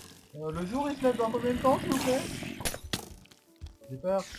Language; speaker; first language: French; native; French